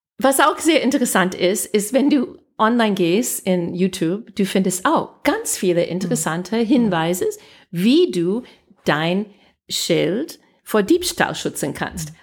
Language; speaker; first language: German; non-native, fluent; English